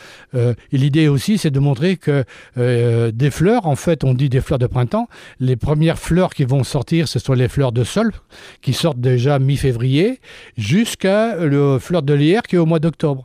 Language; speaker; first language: French; native; French